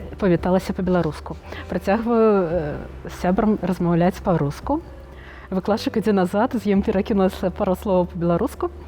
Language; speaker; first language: Belarusian; non-native, local second language; Russian